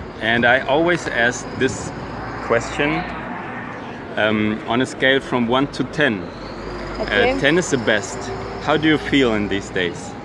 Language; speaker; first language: English; non-native, fluent; German